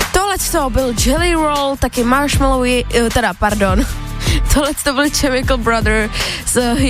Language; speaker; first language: Czech; native; Czech